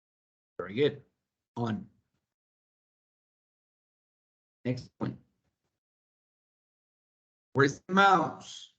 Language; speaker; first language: English; non-native, fluent; Spanish